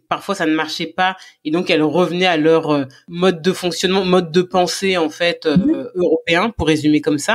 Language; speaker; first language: French; native; French